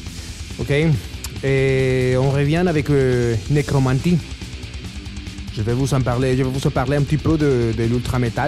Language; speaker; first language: French; non-native, fluent; Spanish